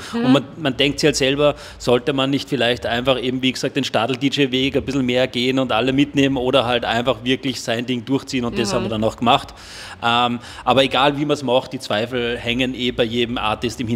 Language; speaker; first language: German; native; German